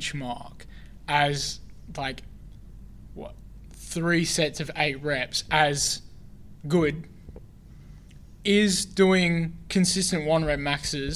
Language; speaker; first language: English; native; English